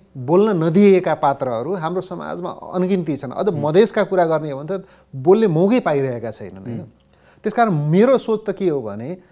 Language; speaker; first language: Nepali; native; Nepali